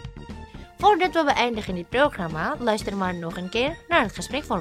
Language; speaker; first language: Dutch; non-native, fluent; Indonesian